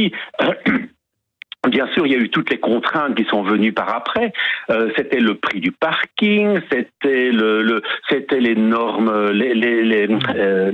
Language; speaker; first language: French; native; French